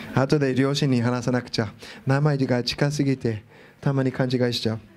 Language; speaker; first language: Japanese; non-native, fluent; English